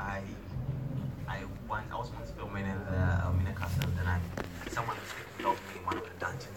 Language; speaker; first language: English; non-native, local second language; Ga